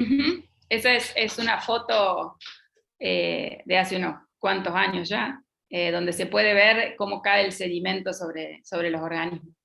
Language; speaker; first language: Spanish; native; Spanish